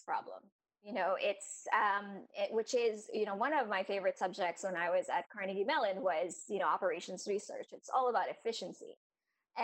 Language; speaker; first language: English; non-native, local second language; Filipino